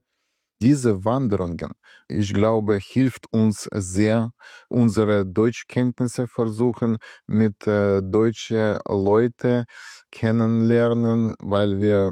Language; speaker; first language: German; non-native, learner; Ukrainian